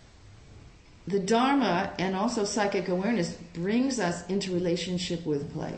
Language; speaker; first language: English; native; English